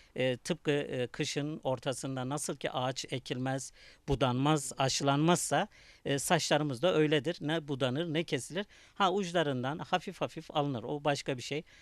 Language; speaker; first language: Turkish; native; Turkish